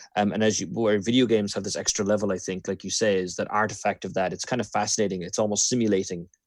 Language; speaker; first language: English; native; English